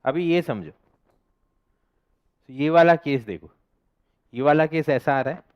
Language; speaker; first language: Hindi; non-native, local second language; Bangla